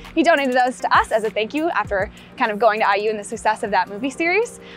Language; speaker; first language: English; native; English